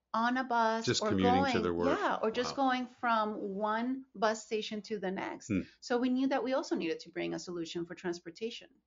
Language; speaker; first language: English; non-native, fluent; Spanish